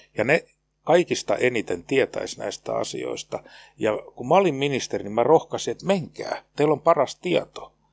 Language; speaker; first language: Finnish; native; Finnish